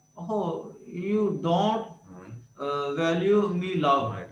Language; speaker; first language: English; non-native, learner; Urdu